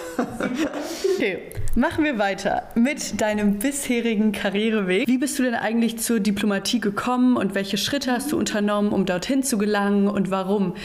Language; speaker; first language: German; native; German